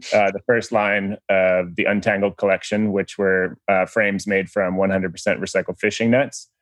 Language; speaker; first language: English; native; English